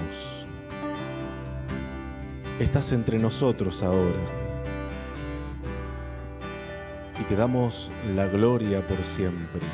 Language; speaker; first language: Spanish; native; Spanish